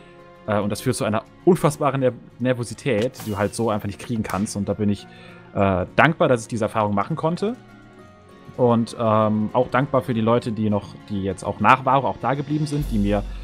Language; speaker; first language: German; native; German